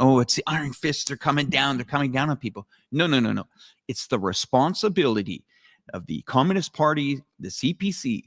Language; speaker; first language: English; native; English